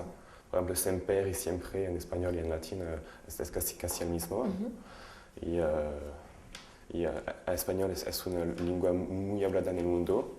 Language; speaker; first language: Spanish; non-native, learner; French